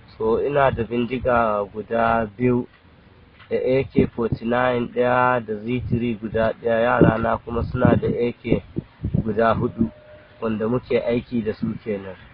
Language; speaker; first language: Hausa; non-native, local second language; Fula